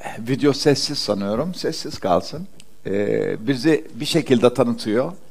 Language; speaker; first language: Turkish; early bilingual, heritage; Turkish